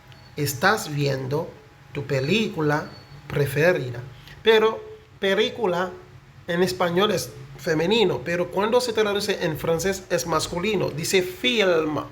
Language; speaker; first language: Spanish; non-native, fluent; Haitian Creole